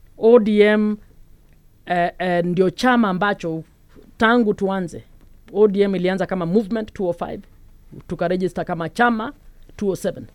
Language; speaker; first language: Swahili; non-native, local second language; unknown